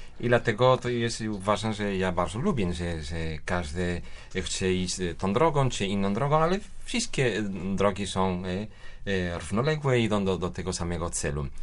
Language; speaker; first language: Polish; non-native, fluent; Spanish